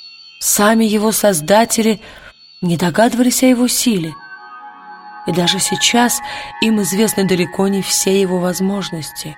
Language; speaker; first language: Russian; native; Russian